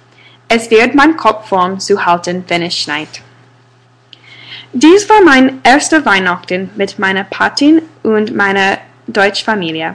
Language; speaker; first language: German; non-native, learner; English